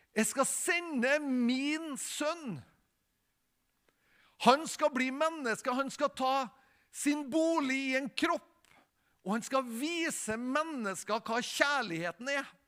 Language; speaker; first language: Norwegian; native; Norwegian